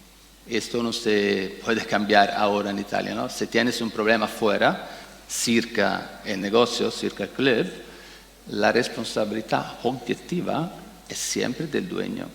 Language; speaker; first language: Spanish; non-native, learner; Italian